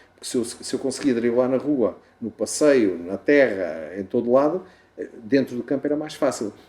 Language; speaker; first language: Portuguese; native; Portuguese